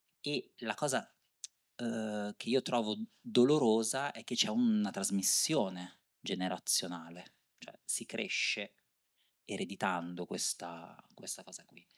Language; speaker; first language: Italian; native; Italian